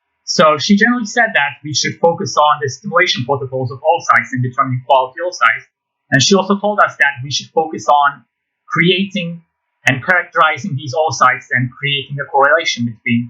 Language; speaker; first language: English; non-native, fluent; Turkish